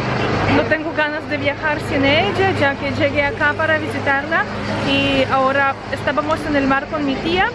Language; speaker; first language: Spanish; non-native, fluent; Russian